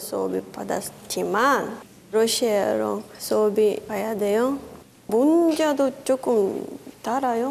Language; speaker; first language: Korean; non-native, learner; Russian